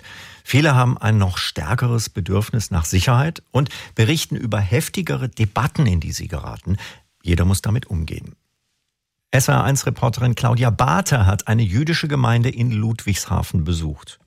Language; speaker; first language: German; native; German